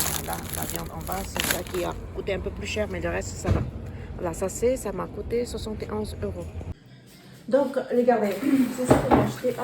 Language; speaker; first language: French; non-native, learner; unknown